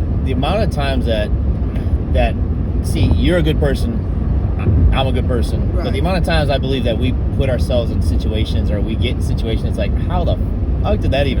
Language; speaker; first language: English; native; English